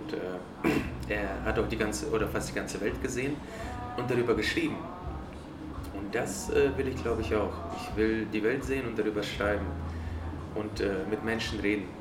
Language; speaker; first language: German; non-native, fluent; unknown